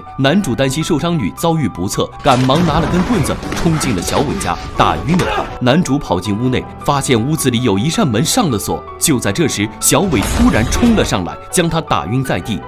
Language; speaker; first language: Chinese; native; Chinese